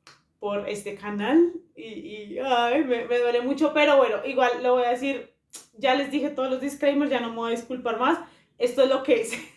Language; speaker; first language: Spanish; native; Spanish